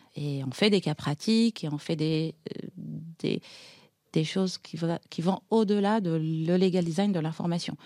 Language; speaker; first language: French; non-native, local second language; Arabic